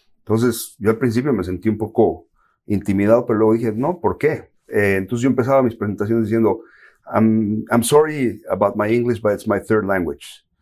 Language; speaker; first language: Spanish; native; Spanish